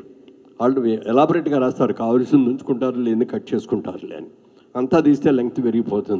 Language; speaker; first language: Telugu; native; Telugu